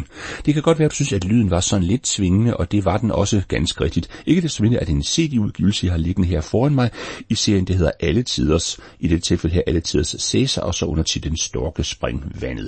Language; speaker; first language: Danish; native; Danish